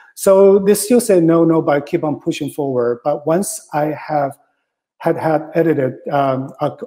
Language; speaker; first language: English; non-native, fluent; Chinese